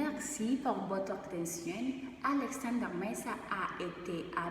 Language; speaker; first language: French; non-native, learner; Spanish